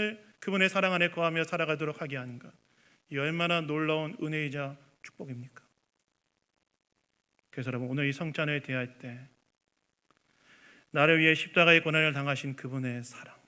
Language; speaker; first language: Korean; native; Korean